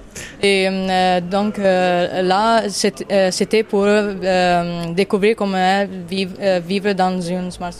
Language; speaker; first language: French; non-native, fluent; Italian